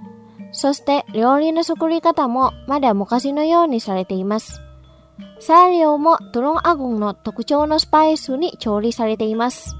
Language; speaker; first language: Japanese; non-native, fluent; Indonesian